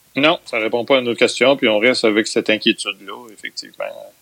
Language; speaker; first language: French; native; French